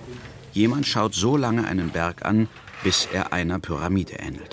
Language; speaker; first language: German; early bilingual, other home language; Bosnian